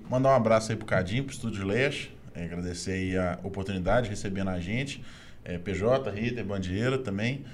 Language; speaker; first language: Portuguese; native; Portuguese